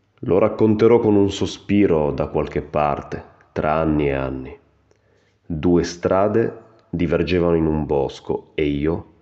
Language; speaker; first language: Italian; native; Italian